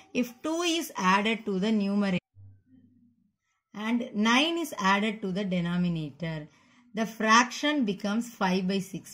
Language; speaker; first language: English; non-native, local second language; Tamil